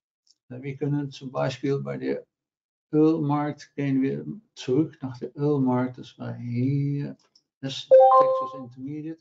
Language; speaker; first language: German; non-native, learner; Dutch